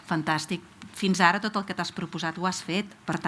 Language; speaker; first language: Catalan; native; Catalan